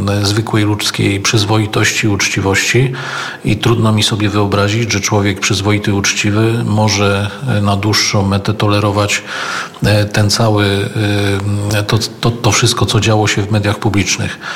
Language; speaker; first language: Polish; native; Polish